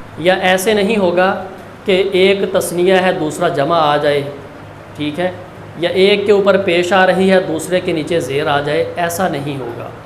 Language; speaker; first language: Urdu; native; Urdu